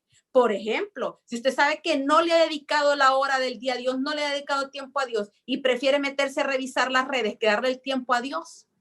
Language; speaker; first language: Spanish; native; Spanish